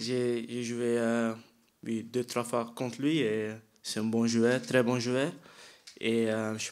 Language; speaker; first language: French; non-native, fluent; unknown